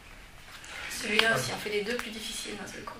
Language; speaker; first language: French; native; French